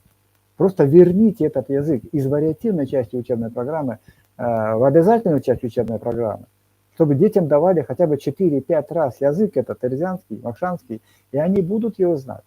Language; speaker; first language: Russian; non-native, local second language; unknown